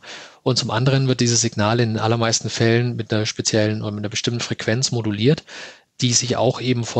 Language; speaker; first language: German; native; German